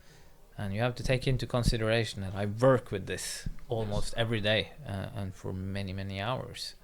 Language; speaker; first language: English; non-native, fluent; Norwegian